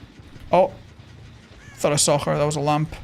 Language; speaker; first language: English; native; English